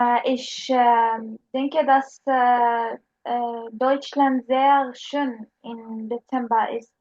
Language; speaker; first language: German; non-native, learner; Arabic